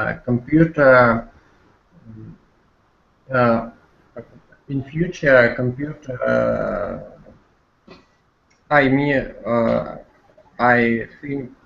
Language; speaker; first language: English; non-native, learner; Russian